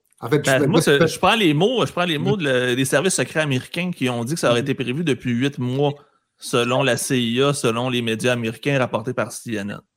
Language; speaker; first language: French; native; French